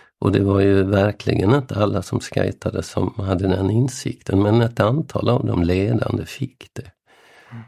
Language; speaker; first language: Swedish; native; Swedish